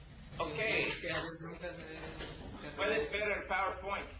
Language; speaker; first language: Spanish; non-native, learner; English